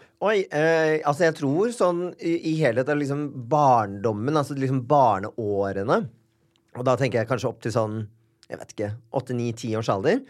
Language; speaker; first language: Norwegian; native; Norwegian